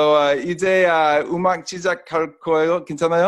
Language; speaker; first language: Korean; non-native, learner; English